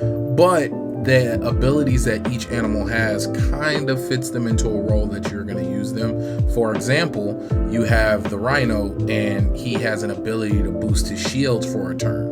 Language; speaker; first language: English; native; English